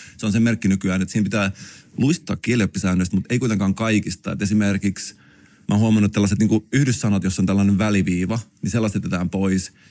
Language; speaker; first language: Finnish; native; Finnish